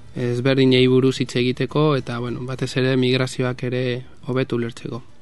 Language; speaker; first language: Basque; non-native, local second language; Spanish